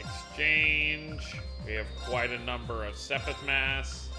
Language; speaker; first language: English; native; English